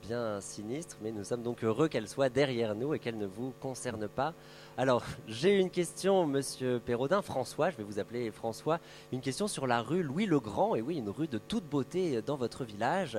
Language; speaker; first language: French; native; French